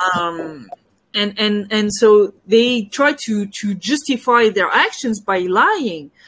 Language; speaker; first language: English; non-native, fluent; French